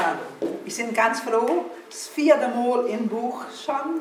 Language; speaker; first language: German; early bilingual, heritage; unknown